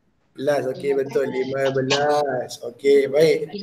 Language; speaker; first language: Malay; native; Malay